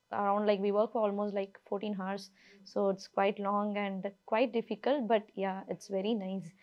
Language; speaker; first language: English; non-native, local second language; Tamil